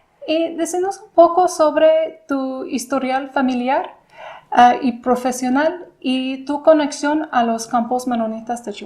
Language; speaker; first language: Spanish; non-native, fluent; English